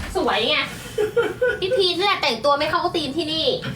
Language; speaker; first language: Thai; native; Thai